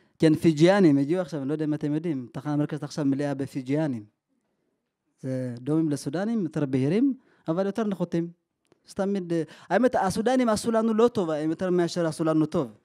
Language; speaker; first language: Hebrew; early bilingual, other home language; Amharic